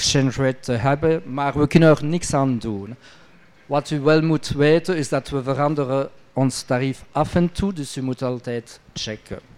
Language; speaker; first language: Dutch; non-native, local second language; French